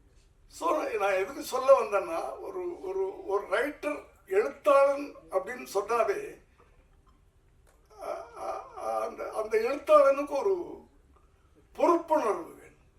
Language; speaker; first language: Tamil; native; Tamil